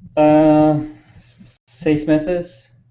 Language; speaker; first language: Spanish; non-native, learner; English